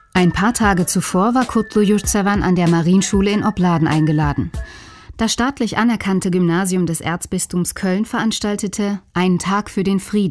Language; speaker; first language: German; native; German